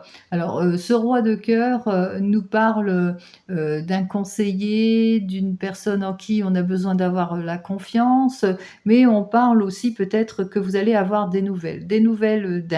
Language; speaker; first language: French; native; French